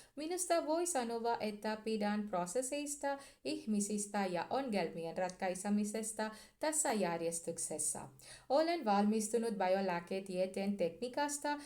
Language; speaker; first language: Finnish; non-native, learner; Tamil